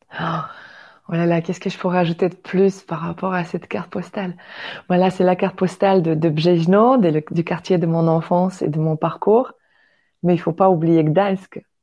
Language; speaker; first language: French; non-native, fluent; Polish